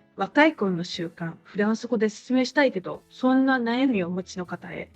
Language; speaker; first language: Japanese; native; Japanese